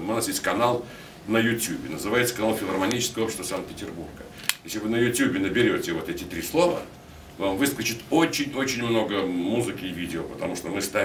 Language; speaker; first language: Russian; native; Russian